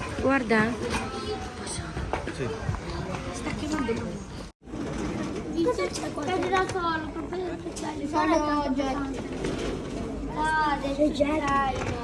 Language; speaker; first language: Italian; non-native, local second language; Filipino